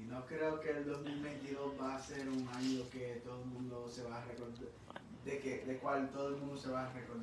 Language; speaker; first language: Spanish; early bilingual, heritage; English